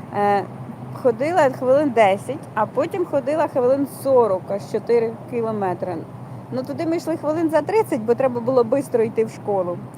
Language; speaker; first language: Ukrainian; native; Ukrainian